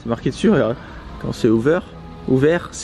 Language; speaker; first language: French; native; French